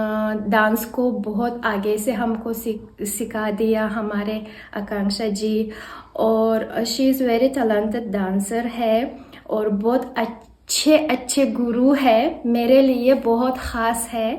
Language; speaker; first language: Hindi; non-native, learner; Tajik